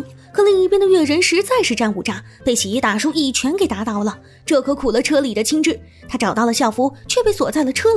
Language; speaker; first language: Chinese; native; Chinese